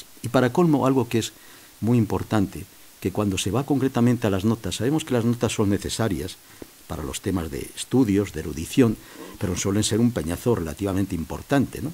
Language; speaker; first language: Spanish; native; Spanish